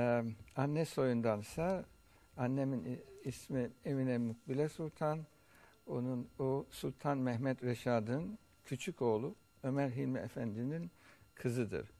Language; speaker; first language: Turkish; early bilingual, heritage; Turkish